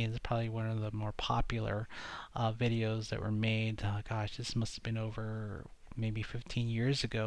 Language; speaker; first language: English; native; English